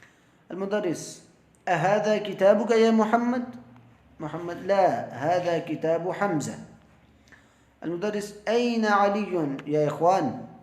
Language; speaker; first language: Arabic; non-native, fluent; Urdu